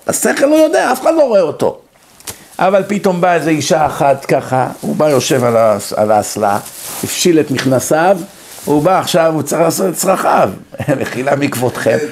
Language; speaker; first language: Hebrew; native; Hebrew